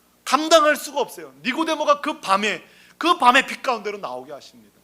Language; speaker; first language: Korean; native; Korean